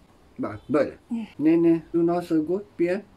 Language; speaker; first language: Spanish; non-native, learner; Turkish